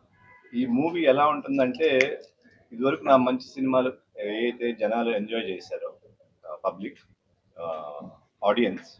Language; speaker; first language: Telugu; native; Telugu